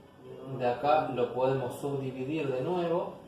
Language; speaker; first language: Spanish; native; Spanish